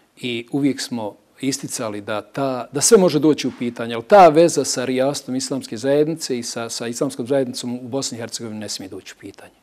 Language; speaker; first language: Bosnian; native; Bosnian